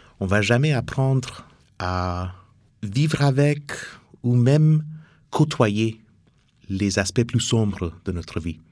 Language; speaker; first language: French; non-native, fluent; English